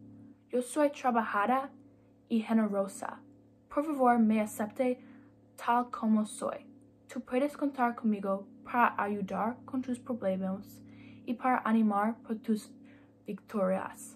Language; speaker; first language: Spanish; non-native, learner; English